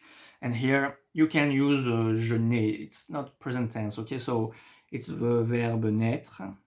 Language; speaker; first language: English; non-native, fluent; French